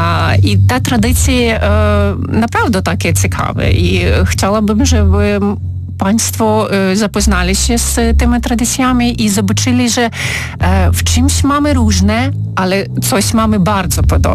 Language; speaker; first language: Polish; non-native, fluent; Ukrainian